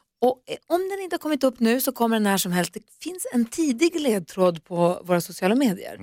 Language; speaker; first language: Swedish; native; Swedish